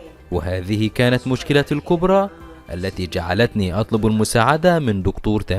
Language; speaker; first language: Arabic; native; Arabic